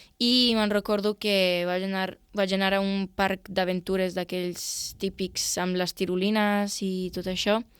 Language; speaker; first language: Catalan; non-native, local second language; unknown